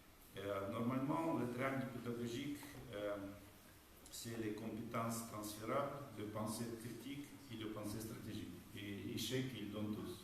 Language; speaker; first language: French; non-native, fluent; Romanian